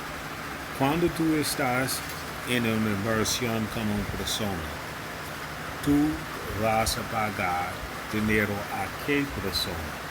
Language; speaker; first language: Spanish; non-native, learner; English